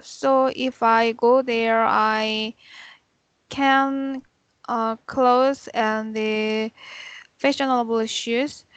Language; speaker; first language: English; non-native, learner; Korean